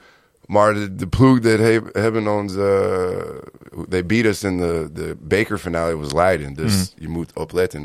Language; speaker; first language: Dutch; non-native, learner; English